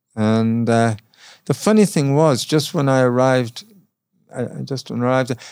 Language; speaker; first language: English; native; English